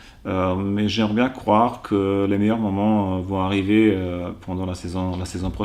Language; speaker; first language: French; non-native, fluent; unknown